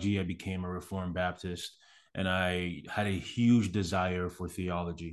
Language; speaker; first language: English; early bilingual, other home language; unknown